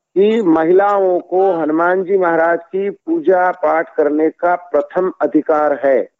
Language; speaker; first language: Hindi; non-native, local second language; Gujarati